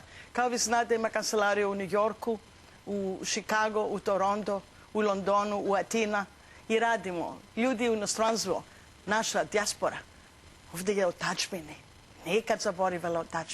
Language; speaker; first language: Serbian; non-native, learner; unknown